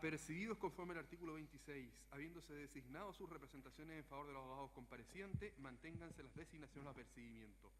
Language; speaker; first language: Spanish; native; Spanish